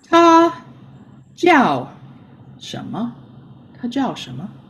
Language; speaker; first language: Chinese; non-native, fluent; English